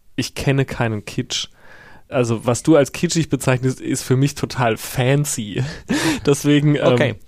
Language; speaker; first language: German; native; German